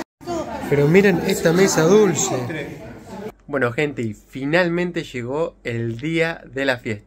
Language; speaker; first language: Spanish; native; Spanish